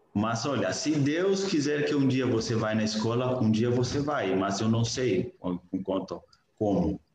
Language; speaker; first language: Portuguese; non-native, fluent; Hausa